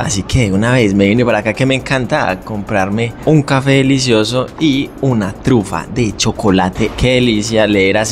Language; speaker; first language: Spanish; native; Spanish